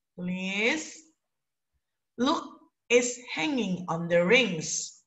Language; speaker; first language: English; non-native, fluent; Indonesian